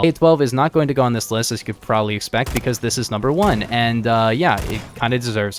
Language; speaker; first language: English; native; English